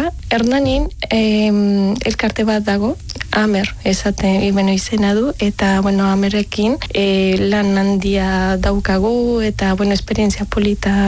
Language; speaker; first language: Basque; non-native, learner; Spanish